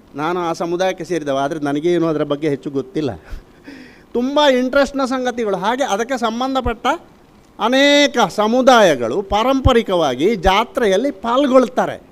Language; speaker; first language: Kannada; non-native, local second language; Tulu